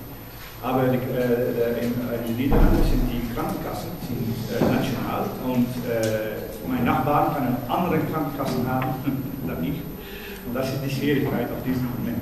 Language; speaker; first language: German; non-native, learner; Dutch